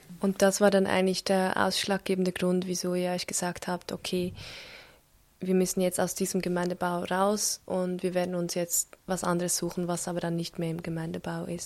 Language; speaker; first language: German; native; German